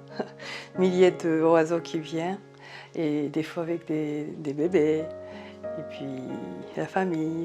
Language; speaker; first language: French; non-native, fluent; Japanese